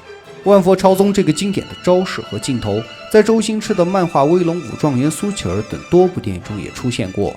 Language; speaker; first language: Chinese; native; Chinese